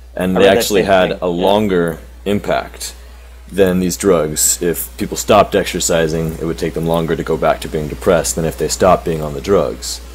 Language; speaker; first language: English; native; English